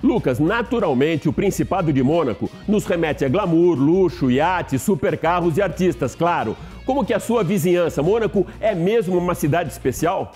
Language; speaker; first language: Portuguese; native; Portuguese